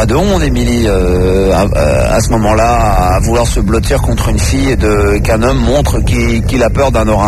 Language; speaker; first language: French; native; French